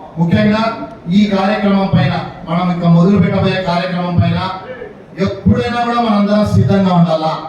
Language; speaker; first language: Telugu; native; Telugu